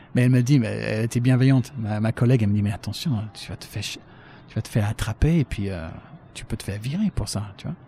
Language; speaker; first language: French; non-native, fluent; English